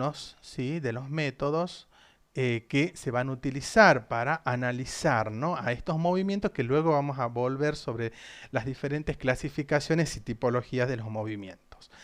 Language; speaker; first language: Spanish; native; Spanish